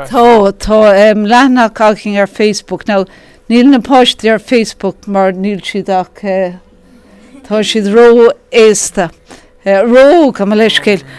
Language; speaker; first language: Irish; non-native, local second language; English